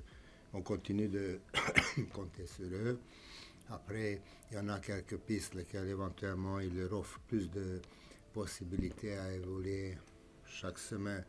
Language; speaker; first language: French; non-native, fluent; Romanian